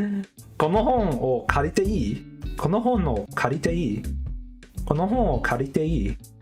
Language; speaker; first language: Japanese; non-native, learner; English